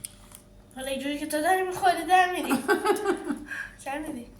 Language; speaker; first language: Persian; native; Persian